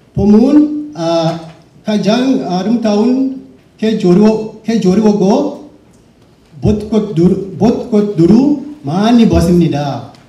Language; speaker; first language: Korean; non-native, learner; Shona